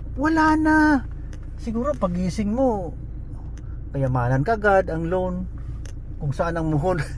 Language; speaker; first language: Filipino; non-native, local second language; Hiligaynon